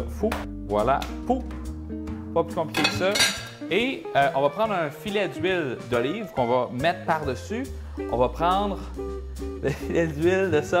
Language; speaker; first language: French; native; French